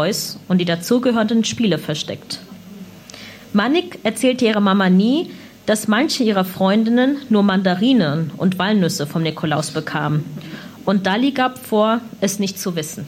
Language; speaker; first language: German; early bilingual, other home language; Punjabi